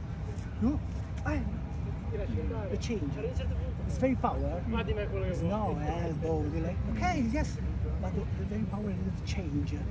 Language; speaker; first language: English; non-native, learner; Italian